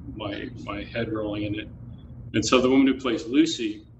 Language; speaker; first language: English; native; English